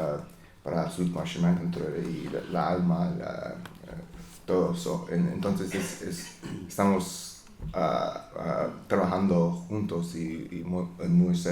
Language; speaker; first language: Spanish; non-native, learner; English